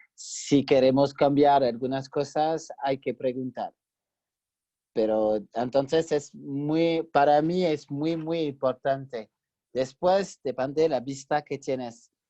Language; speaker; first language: Spanish; non-native, fluent; French